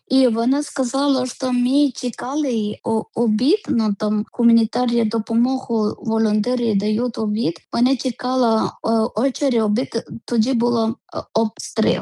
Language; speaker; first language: Ukrainian; non-native, learner; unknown